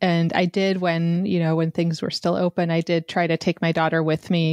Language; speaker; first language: English; native; English